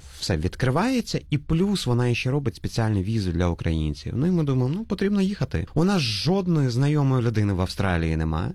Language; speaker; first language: Ukrainian; native; Ukrainian